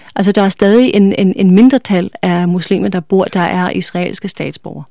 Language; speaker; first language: Danish; non-native, fluent; English